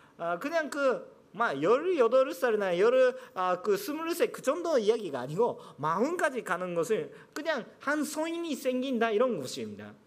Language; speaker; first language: Korean; non-native, fluent; Japanese